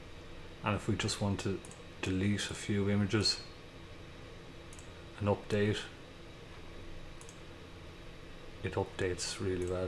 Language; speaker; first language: English; native; English